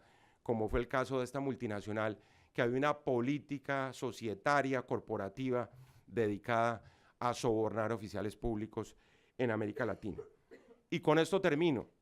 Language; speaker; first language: Spanish; native; Spanish